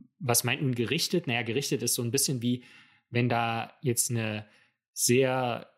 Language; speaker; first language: German; native; German